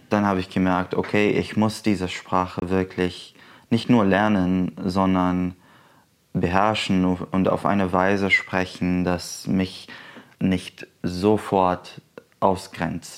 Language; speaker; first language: German; non-native, fluent; Arabic